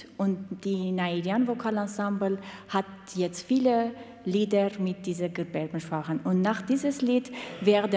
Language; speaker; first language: German; non-native, learner; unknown